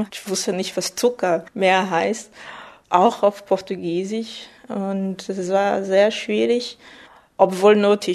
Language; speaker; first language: German; non-native, fluent; Portuguese